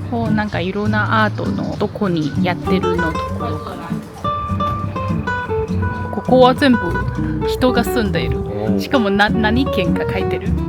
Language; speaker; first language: Japanese; non-native, fluent; Chinese